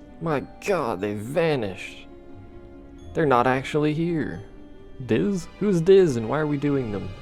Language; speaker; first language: English; native; English